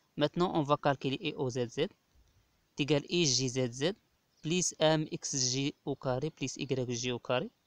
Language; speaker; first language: French; non-native, local second language; Arabic